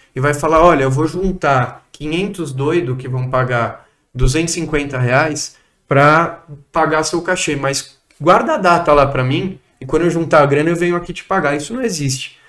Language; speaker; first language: Portuguese; native; Portuguese